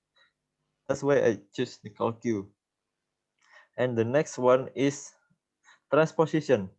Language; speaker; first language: English; non-native, learner; Indonesian